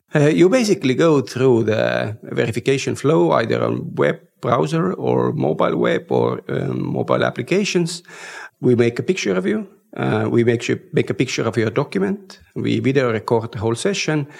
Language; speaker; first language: English; non-native, fluent; Estonian